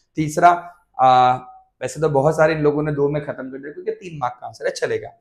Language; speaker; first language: Hindi; non-native, local second language; Gujarati